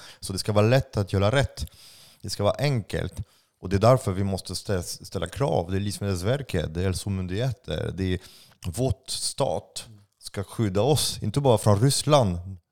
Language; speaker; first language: Swedish; non-native, fluent; French